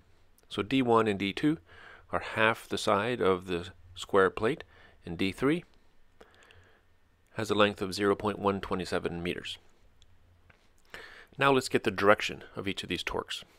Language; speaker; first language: English; native; English